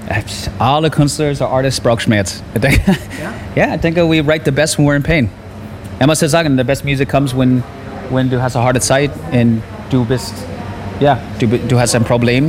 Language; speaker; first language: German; non-native, learner; English